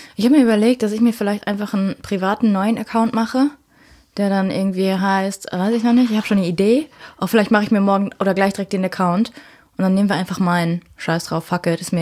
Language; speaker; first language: German; native; German